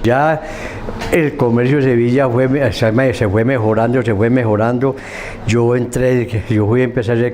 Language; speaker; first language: Spanish; native; Spanish